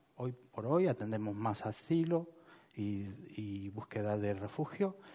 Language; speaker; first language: Spanish; native; Spanish